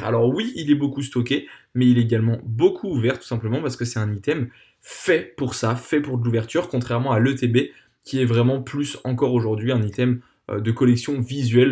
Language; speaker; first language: French; native; French